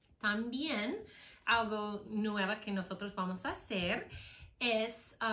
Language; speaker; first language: Spanish; non-native, fluent; English